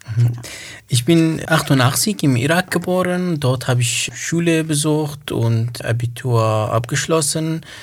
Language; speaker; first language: German; non-native, learner; Kurdish